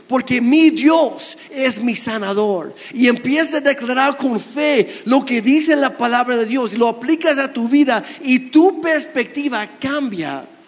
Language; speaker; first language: Spanish; non-native, fluent; English